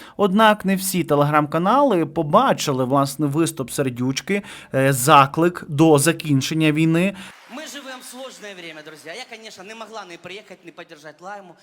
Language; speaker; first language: Ukrainian; native; Ukrainian